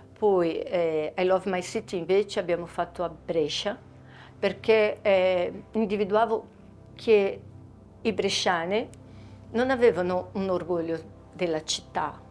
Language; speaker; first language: Italian; non-native, fluent; Portuguese